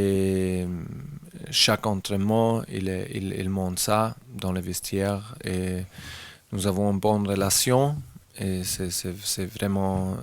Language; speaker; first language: French; non-native, learner; German